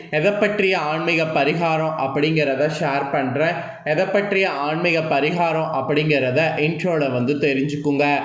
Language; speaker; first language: Tamil; native; Tamil